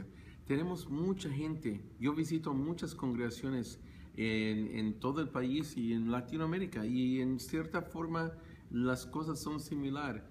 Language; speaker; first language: Spanish; early bilingual, heritage; Spanish